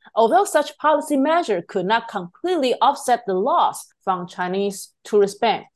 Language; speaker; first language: English; non-native, fluent; Chinese